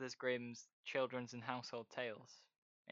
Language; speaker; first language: English; native; English